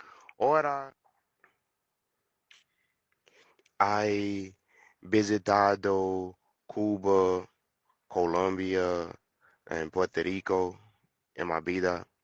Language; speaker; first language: Spanish; non-native, learner; English